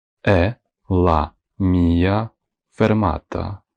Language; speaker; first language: Italian; non-native, fluent; Ukrainian